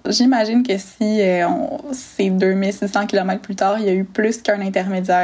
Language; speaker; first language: French; native; French